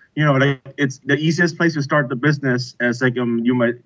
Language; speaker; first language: English; non-native, local second language; Cantonese